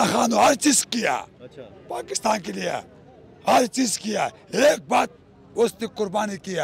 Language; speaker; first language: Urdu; non-native, local second language; Pashto